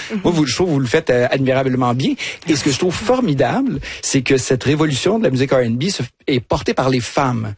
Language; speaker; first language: French; native; French